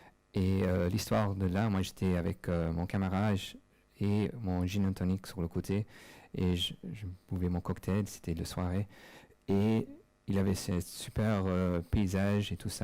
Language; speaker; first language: French; non-native, fluent; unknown